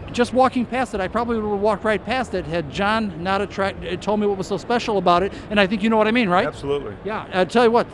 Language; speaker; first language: English; native; English